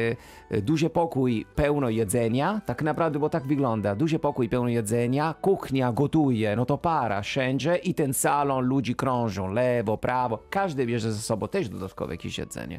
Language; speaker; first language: Polish; non-native, fluent; Italian